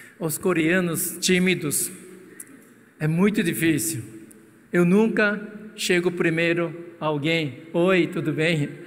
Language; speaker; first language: Portuguese; non-native, fluent; Korean